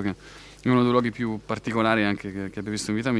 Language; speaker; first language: Italian; native; Italian